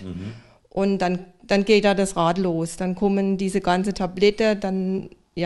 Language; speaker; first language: German; native; German